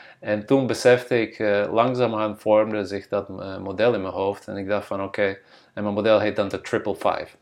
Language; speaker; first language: Dutch; non-native, fluent; Bosnian